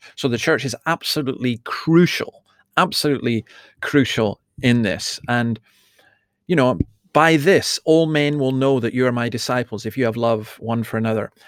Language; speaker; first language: English; native; English